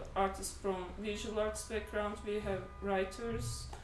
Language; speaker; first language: English; non-native, fluent; Turkish